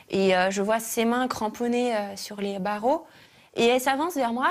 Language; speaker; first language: French; early bilingual, other home language; Russian